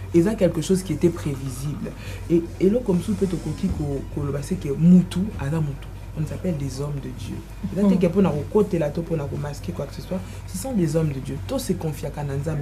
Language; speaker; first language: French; non-native, local second language; Lingala